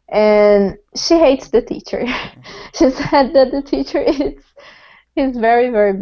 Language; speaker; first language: English; non-native, fluent; Portuguese